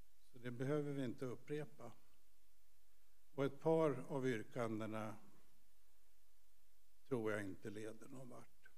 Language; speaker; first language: Swedish; native; Swedish